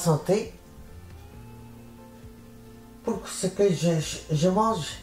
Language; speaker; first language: French; non-native, learner; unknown